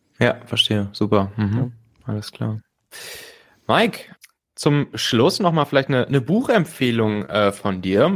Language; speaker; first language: German; native; German